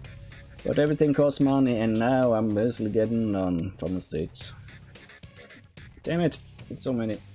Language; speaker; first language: English; non-native, fluent; Norwegian